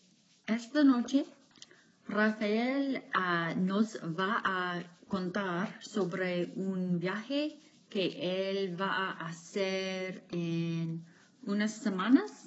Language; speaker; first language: Spanish; non-native, fluent; English